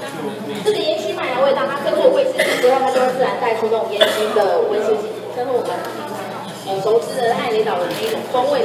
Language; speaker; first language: Chinese; native; Chinese